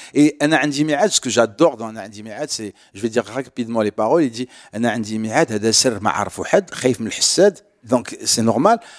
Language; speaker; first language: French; non-native, local second language; Arabic